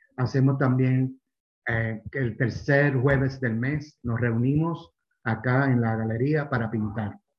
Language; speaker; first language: Spanish; native; Spanish